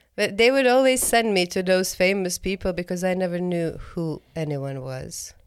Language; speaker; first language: English; non-native, fluent; Croatian